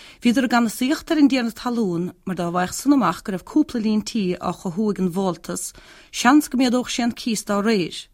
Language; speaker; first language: Irish; native; Irish